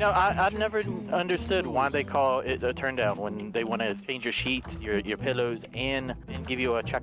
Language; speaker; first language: English; native; English